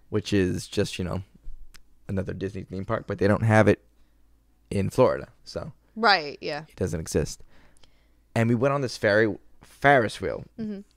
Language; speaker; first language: English; native; English